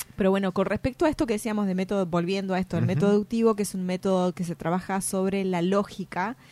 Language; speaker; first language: Spanish; native; Spanish